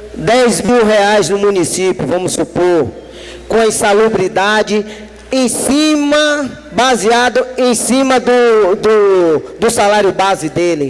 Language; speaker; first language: Portuguese; native; Portuguese